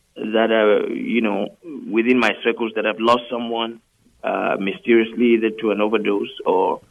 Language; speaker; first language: English; non-native, local second language; Yoruba